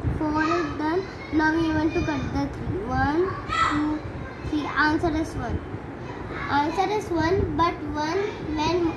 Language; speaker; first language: English; non-native, learner; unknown